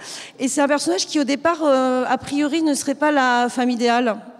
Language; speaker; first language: French; native; French